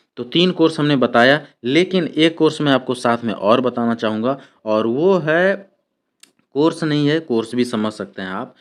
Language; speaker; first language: Hindi; native; Hindi